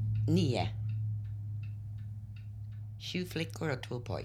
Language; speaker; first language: Swedish; early bilingual, heritage; Swedish